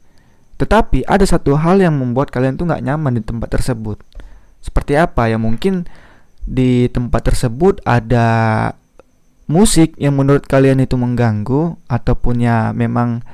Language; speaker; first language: Indonesian; native; Indonesian